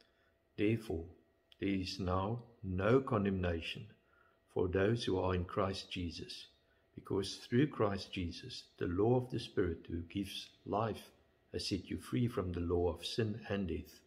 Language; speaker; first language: English; non-native, local second language; Afrikaans